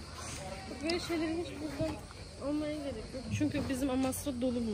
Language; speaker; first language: Turkish; early bilingual, heritage; Turkish